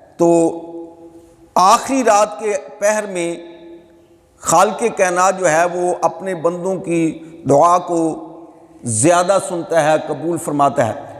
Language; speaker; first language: Urdu; non-native, local second language; Punjabi